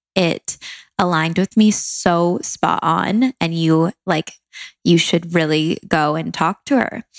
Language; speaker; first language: English; native; English